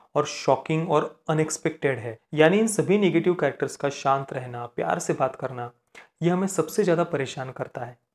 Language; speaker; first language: Hindi; non-native, local second language; Marathi